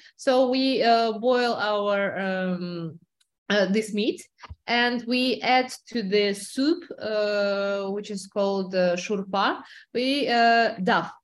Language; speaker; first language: English; non-native, fluent; Russian